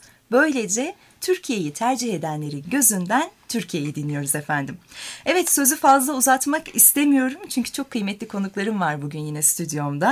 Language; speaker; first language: Turkish; native; Turkish